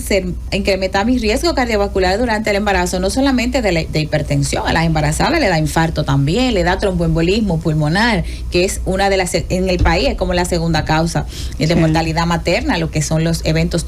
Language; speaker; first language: Spanish; native; Spanish